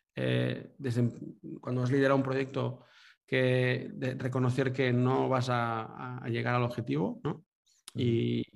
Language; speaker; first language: Spanish; native; Spanish